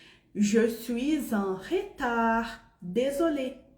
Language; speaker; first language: French; non-native, fluent; Portuguese